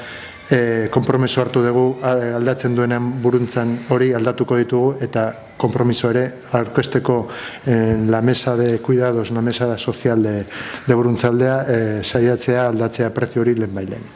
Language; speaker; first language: Basque; non-native, local second language; Spanish